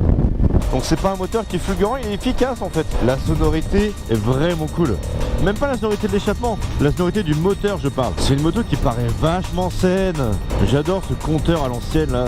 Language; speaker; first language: French; native; French